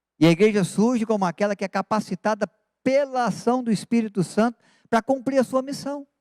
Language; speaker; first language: Portuguese; native; Portuguese